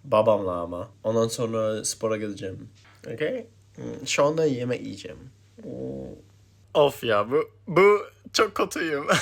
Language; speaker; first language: Turkish; early bilingual, heritage; Turkish